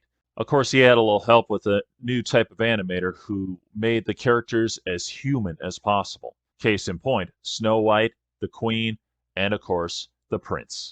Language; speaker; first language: English; native; English